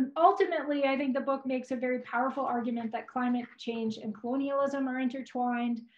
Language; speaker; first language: English; native; English